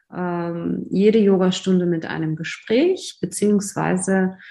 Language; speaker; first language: German; non-native, fluent; Russian